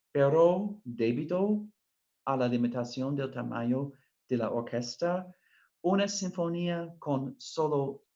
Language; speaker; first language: Spanish; non-native, fluent; English